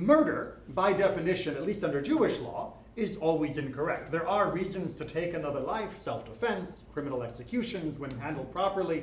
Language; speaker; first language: English; native; English